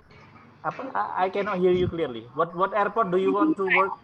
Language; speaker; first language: English; non-native, fluent; Indonesian